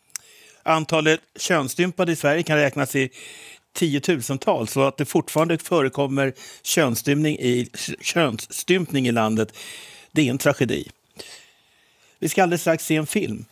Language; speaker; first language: Swedish; native; Swedish